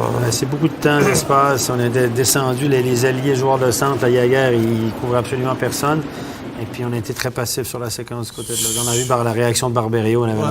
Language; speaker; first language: French; native; French